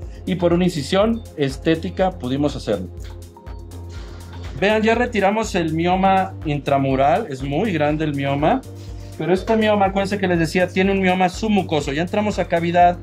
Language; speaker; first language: Spanish; native; Spanish